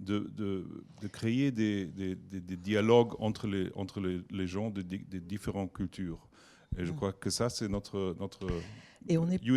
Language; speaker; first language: French; non-native, learner; German